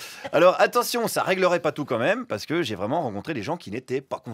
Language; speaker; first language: French; native; French